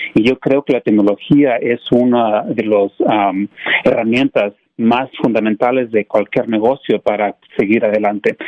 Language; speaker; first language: Spanish; native; Spanish